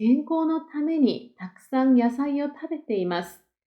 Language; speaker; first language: Japanese; non-native, fluent; Korean